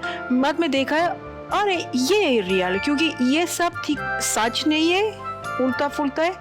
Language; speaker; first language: Hindi; non-native, learner; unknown